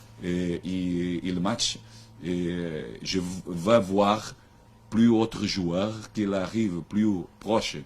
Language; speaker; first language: French; non-native, learner; Portuguese